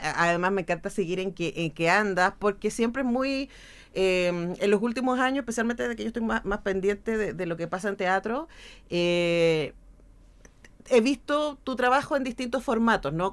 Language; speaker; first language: Spanish; native; Spanish